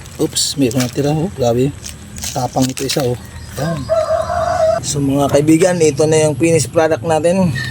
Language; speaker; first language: Filipino; non-native, local second language; Cebuano